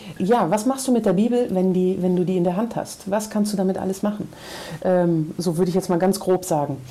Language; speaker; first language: German; native; German